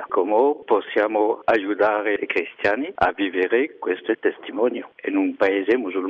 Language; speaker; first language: Italian; non-native, learner; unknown